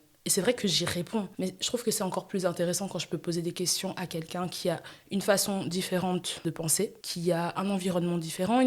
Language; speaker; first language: French; native; French